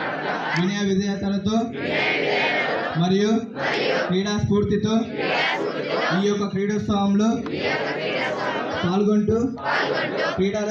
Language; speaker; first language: Telugu; native; Telugu